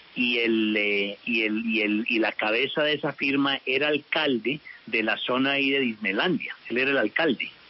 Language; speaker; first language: Spanish; early bilingual, heritage; Spanish